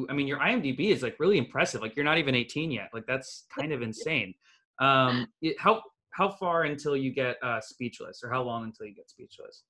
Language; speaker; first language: English; native; English